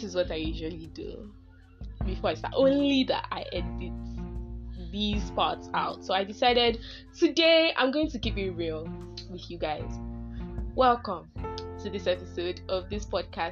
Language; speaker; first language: English; non-native, local second language; Yoruba